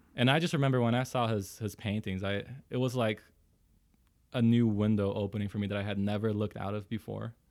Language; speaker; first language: English; early bilingual, other home language; Portuguese